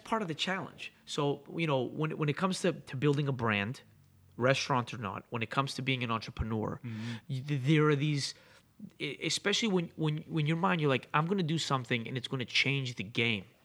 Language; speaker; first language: English; native; English